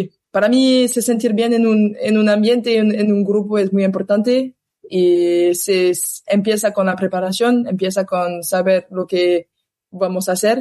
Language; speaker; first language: Spanish; non-native, learner; French